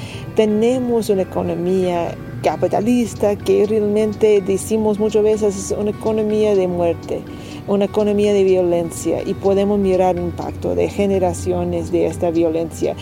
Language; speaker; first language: Spanish; non-native, learner; English